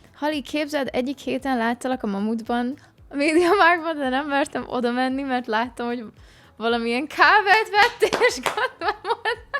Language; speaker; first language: Hungarian; early bilingual, other home language; English